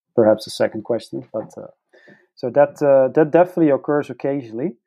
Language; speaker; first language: English; non-native, fluent; Dutch